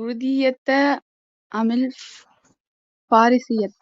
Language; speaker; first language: Arabic; non-native, learner; Tamil